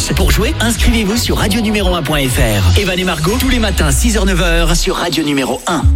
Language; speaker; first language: French; native; French